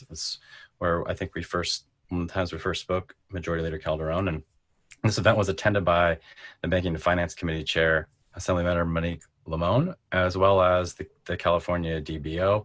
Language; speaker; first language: English; native; English